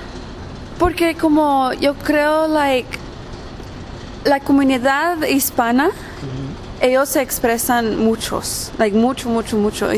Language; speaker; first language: Spanish; early bilingual, heritage; Spanish